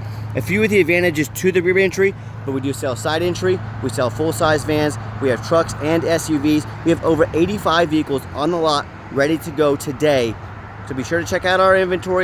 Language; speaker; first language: English; native; English